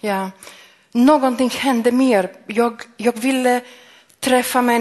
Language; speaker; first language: Swedish; non-native, fluent; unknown